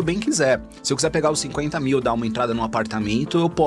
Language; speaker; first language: Portuguese; native; Portuguese